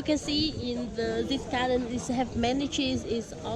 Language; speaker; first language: English; non-native, learner; Vietnamese